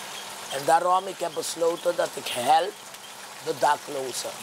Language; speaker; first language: Dutch; non-native, fluent; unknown